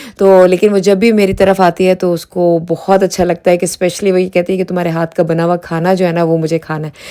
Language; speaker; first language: Urdu; native; Urdu